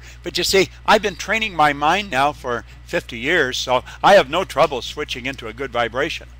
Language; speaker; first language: English; native; English